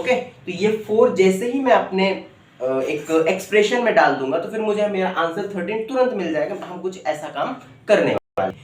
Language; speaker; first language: Hindi; non-native, local second language; Marathi